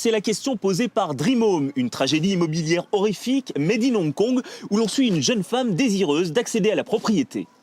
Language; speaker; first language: French; native; French